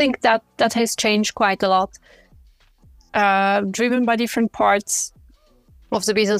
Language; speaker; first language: English; non-native, fluent; French